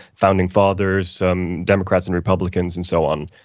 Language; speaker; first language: English; non-native, fluent; Icelandic